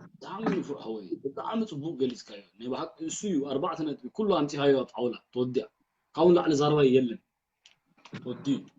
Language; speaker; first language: Tigrinya; early bilingual, heritage; Tigrinya